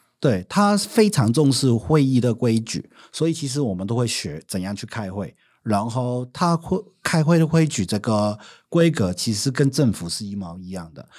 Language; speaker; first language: Chinese; non-native, fluent; Cantonese